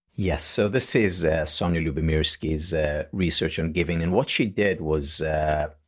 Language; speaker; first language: English; non-native, fluent; Hebrew